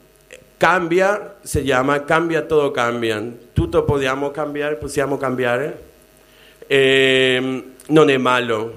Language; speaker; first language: Italian; non-native, learner; Spanish